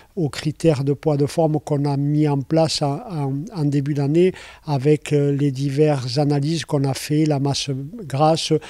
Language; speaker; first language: French; native; French